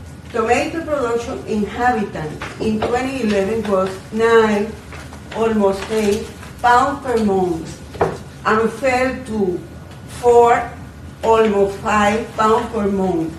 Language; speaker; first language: English; non-native, fluent; Spanish